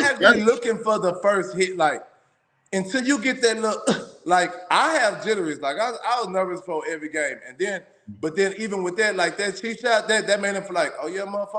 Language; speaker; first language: English; native; English